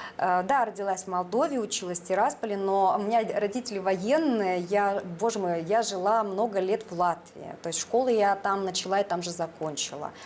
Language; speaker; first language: Russian; native; Russian